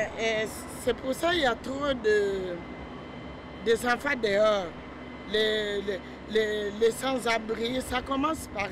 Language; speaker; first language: French; non-native, learner; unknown